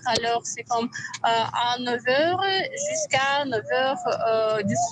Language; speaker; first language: French; non-native, fluent; Russian